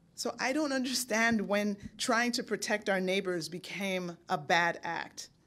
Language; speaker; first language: English; native; English